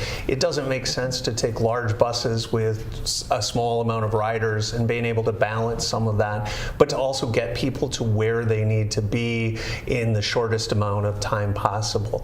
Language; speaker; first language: English; native; English